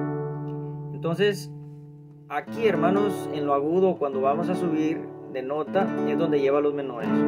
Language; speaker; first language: Spanish; native; Spanish